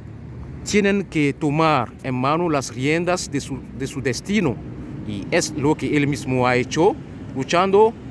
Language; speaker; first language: Spanish; non-native, fluent; French